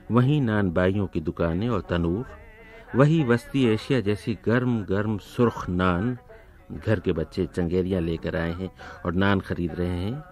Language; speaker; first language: Urdu; native; Urdu